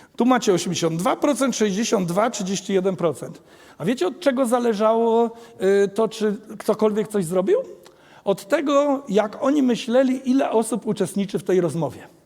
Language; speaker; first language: Polish; native; Polish